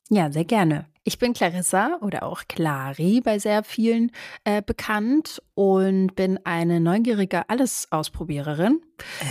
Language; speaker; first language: German; native; German